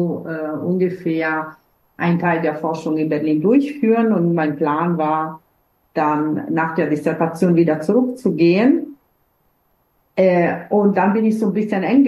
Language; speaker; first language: German; non-native, fluent; Italian